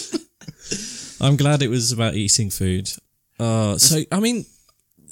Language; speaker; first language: English; native; English